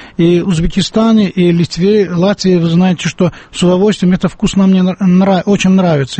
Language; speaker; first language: Russian; non-native, local second language; Azerbaijani